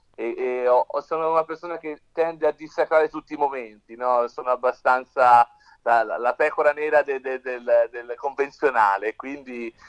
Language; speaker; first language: Italian; native; Italian